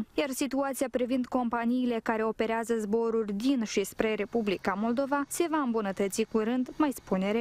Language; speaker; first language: Romanian; native; Romanian